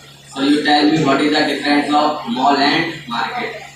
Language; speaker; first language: English; non-native, learner; Hindi